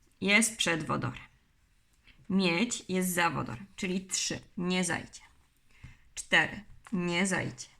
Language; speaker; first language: Polish; native; Polish